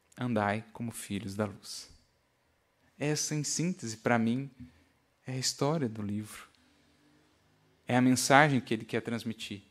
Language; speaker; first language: Portuguese; native; Portuguese